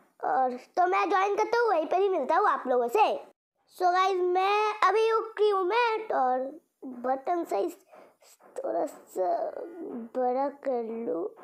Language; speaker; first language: Hindi; non-native, local second language; Bangla